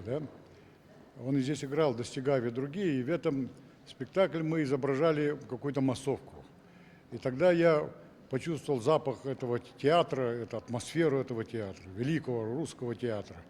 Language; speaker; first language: Russian; non-native, local second language; Yakut